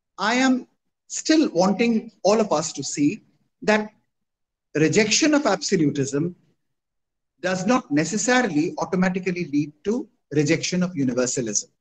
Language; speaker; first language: English; non-native, local second language; Hindi